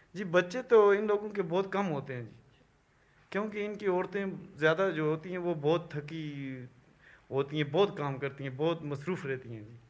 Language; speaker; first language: Urdu; non-native, local second language; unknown